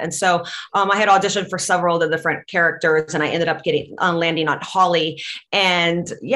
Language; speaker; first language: English; non-native, fluent; Latvian